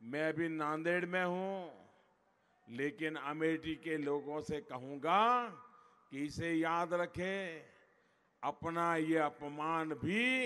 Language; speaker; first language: Hindi; non-native, local second language; Gujarati